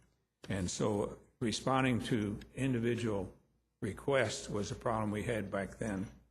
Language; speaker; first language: English; native; English